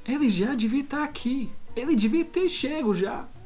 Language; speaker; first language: Portuguese; non-native, fluent; English